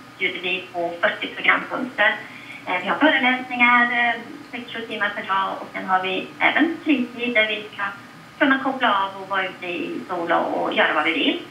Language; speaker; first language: Swedish; native; Swedish